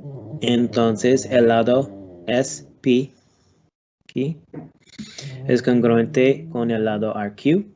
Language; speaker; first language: Spanish; non-native, learner; English